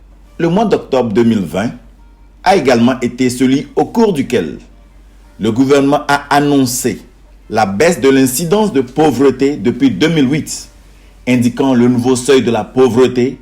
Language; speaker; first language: French; native; French